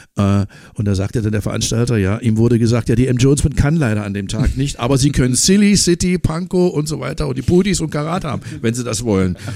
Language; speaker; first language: German; non-native, local second language; English